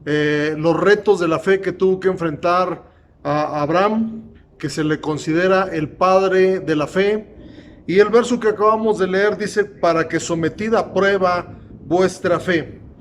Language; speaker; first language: Spanish; native; Spanish